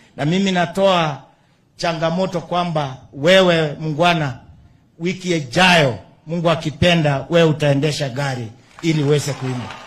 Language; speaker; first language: Swahili; non-native, local second language; Kalenjin